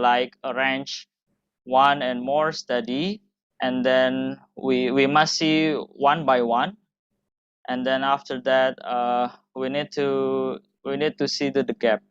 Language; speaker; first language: English; non-native, fluent; Indonesian